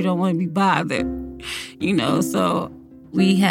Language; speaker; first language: English; native; English